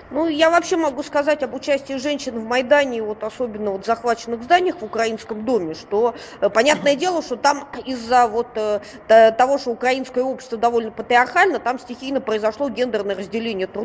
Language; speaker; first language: Russian; native; Russian